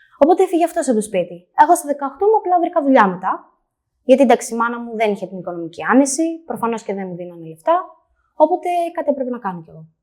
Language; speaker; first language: Greek; native; Greek